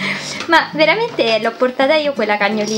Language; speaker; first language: Italian; native; Italian